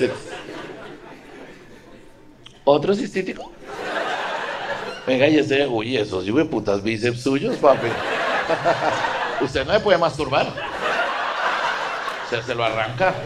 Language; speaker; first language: Spanish; native; Spanish